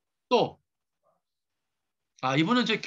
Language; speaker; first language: Korean; native; Korean